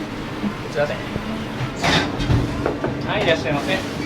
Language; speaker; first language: Japanese; native; Japanese